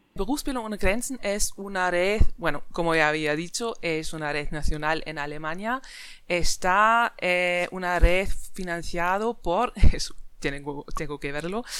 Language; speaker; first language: Spanish; non-native, fluent; German